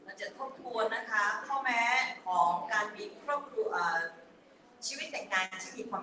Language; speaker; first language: Thai; native; Thai